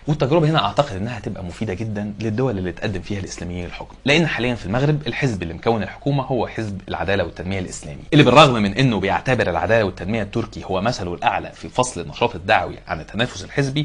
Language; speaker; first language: Arabic; native; Arabic